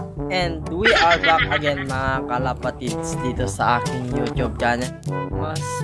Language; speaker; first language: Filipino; native; Filipino